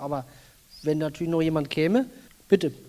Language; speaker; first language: German; native; German